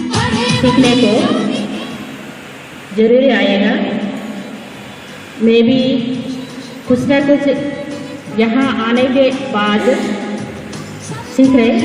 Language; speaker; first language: Hindi; non-native, local second language; Telugu